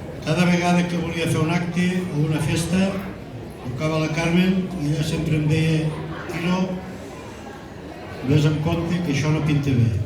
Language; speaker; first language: Catalan; native; Catalan